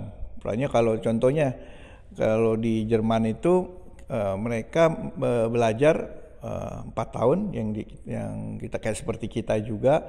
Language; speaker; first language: Indonesian; native; Indonesian